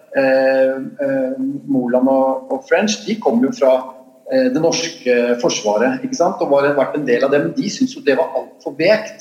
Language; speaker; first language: Norwegian; native; Norwegian